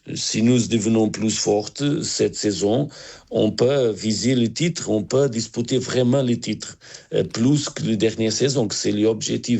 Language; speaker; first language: French; non-native, learner; Portuguese